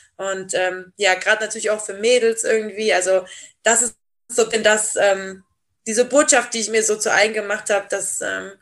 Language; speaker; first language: German; native; German